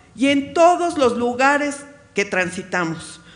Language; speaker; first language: Spanish; native; Spanish